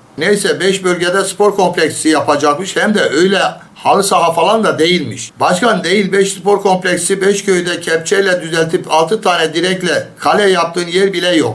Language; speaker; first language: Turkish; native; Turkish